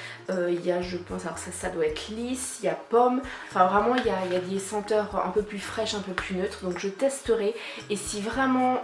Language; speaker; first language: French; native; French